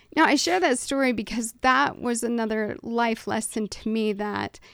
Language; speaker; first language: English; native; English